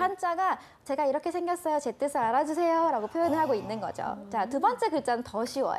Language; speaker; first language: Korean; native; Korean